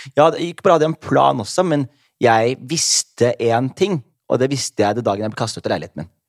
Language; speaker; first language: Norwegian; early bilingual, other home language; Somali